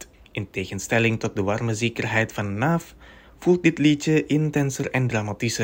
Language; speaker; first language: Dutch; non-native, fluent; Indonesian